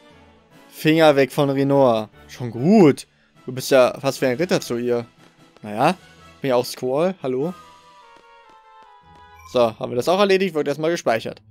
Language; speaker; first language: German; native; German